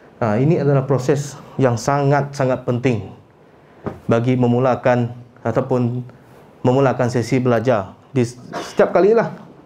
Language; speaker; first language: Malay; non-native, local second language; Iban